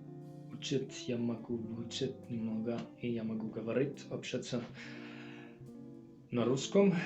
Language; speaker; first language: Russian; non-native, learner; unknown